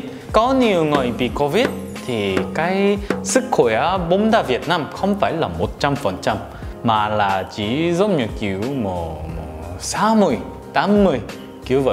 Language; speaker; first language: Vietnamese; non-native, learner; Korean